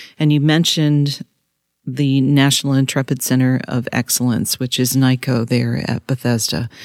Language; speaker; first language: English; native; English